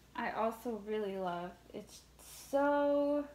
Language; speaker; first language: English; native; English